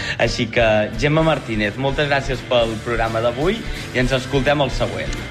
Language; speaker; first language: Catalan; native; Catalan